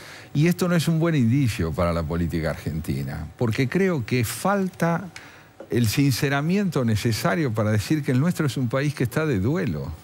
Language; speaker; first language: Spanish; native; Spanish